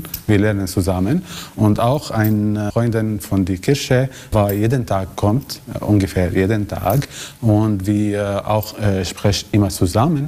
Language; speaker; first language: German; non-native, learner; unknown